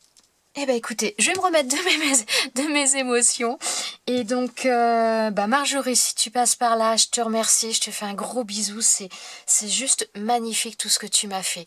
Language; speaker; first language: French; native; French